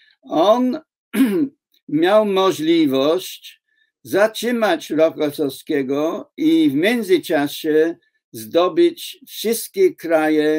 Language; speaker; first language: Polish; non-native, fluent; English